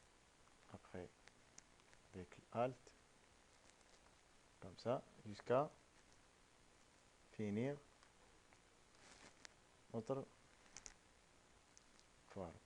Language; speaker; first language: French; non-native, local second language; Arabic